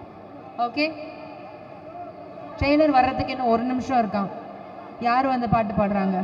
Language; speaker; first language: Tamil; native; Tamil